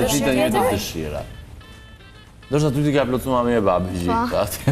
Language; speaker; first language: Albanian; native; Albanian